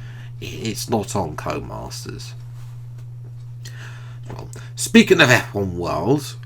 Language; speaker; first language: English; native; English